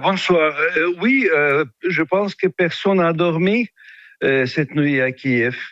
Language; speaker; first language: French; non-native, fluent; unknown